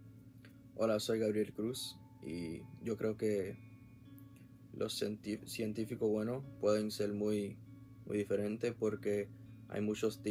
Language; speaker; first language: Spanish; non-native, learner; English